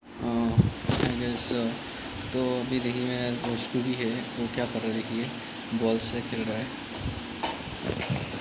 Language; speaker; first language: Hindi; non-native, local second language; Bangla